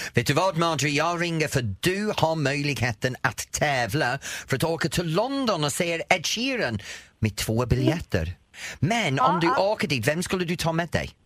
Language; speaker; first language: Swedish; non-native, fluent; English